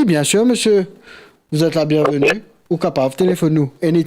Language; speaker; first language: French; non-native, local second language; Morisyen